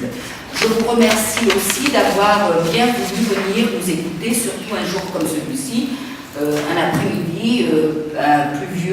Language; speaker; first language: French; non-native, fluent; Spanish